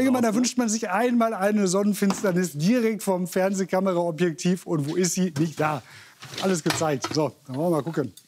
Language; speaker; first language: German; native; German